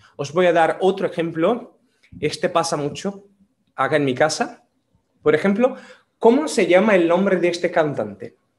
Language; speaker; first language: Spanish; non-native, fluent; Portuguese